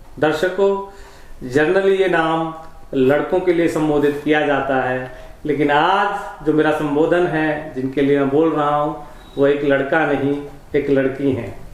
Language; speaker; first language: Hindi; native; Hindi